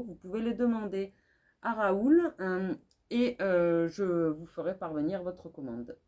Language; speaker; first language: French; native; French